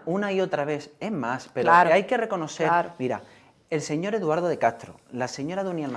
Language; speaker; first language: Spanish; native; Spanish